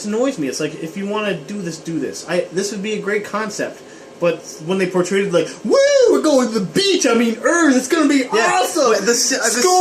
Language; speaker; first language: English; native; English